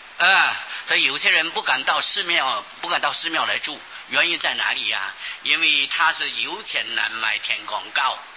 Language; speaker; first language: Chinese; non-native, local second language; Hakka Chinese